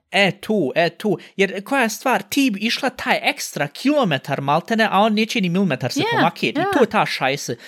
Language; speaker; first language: Bosnian; early bilingual, heritage; Bosnian